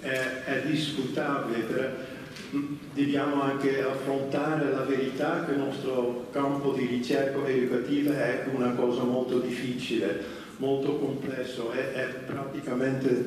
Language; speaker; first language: Italian; non-native, fluent; Dutch